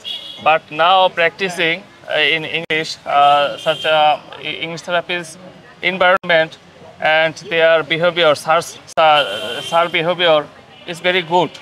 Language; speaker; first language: English; non-native, learner; Bangla